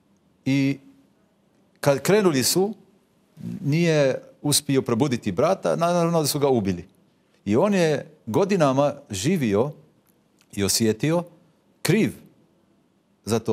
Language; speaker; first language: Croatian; non-native, fluent; Hebrew